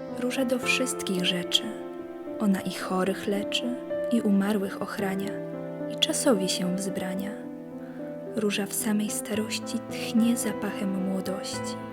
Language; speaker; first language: Polish; native; Polish